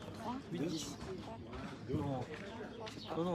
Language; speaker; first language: French; native; French